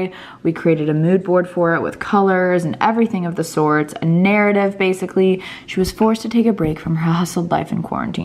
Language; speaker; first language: English; native; English